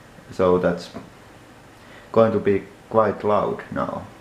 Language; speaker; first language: English; non-native, fluent; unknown